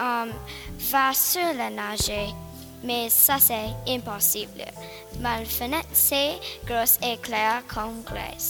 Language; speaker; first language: French; non-native, learner; English